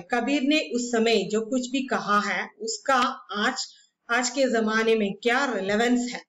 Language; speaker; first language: Hindi; non-native, local second language; Malayalam